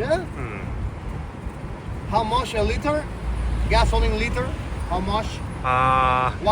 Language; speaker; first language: English; non-native, fluent; Spanish